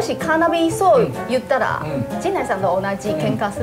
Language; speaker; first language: Japanese; non-native, learner; Chinese